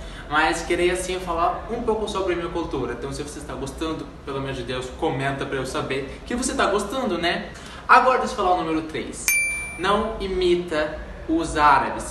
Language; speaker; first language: Portuguese; non-native, fluent; Arabic